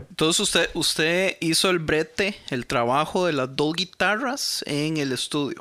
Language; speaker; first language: Spanish; native; Spanish